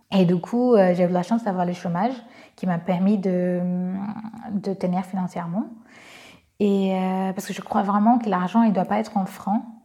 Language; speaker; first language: French; non-native, fluent; Portuguese